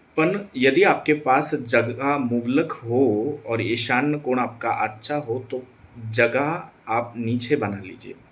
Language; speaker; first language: Hindi; non-native, local second language; Marathi